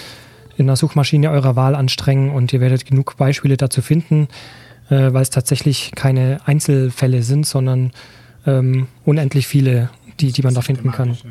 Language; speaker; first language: German; native; German